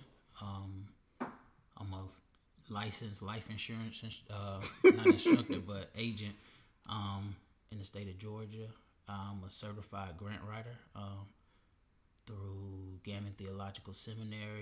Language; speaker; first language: English; native; English